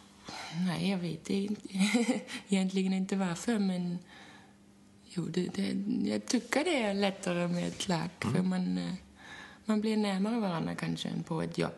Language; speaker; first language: Swedish; non-native, fluent; German